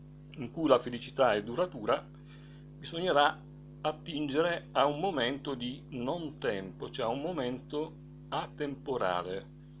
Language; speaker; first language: Italian; native; Italian